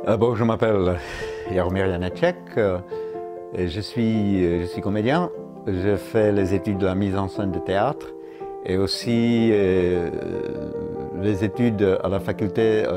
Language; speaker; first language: French; non-native, fluent; Czech